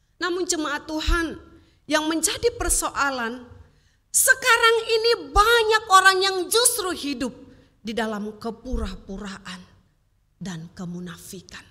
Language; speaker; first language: Indonesian; native; Indonesian